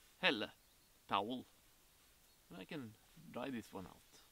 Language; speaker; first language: English; non-native, fluent; Norwegian